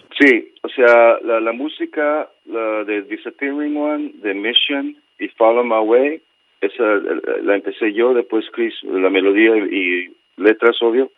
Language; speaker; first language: Spanish; early bilingual, heritage; Spanish